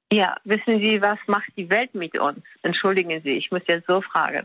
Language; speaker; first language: German; non-native, fluent; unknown